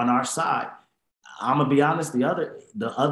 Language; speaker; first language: English; native; English